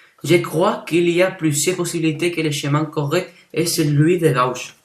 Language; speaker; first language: French; non-native, learner; Spanish